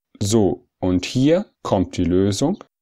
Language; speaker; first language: German; early bilingual, other home language; Italian